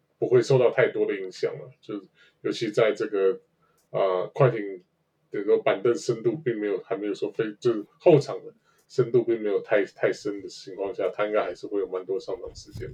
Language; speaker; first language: Chinese; native; Chinese